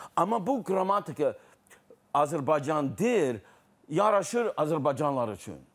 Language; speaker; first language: Azerbaijani; non-native, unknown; English